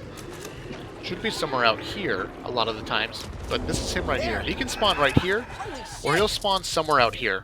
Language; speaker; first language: English; native; English